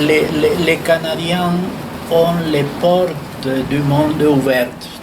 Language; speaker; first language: French; non-native, fluent; Spanish